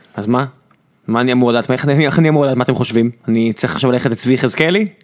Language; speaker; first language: Hebrew; native; Hebrew